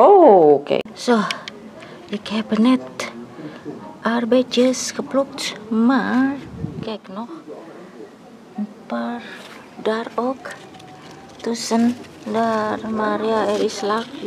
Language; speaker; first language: Dutch; non-native, learner; Indonesian